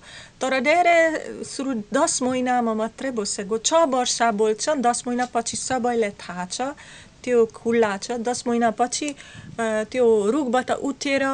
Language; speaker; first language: Nepali; non-native, learner; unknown